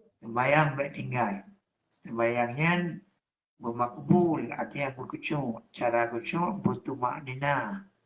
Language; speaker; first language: Malay; non-native, local second language; Achinese